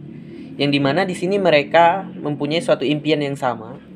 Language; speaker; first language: Indonesian; native; Indonesian